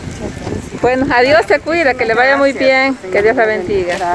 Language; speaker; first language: Spanish; native; Spanish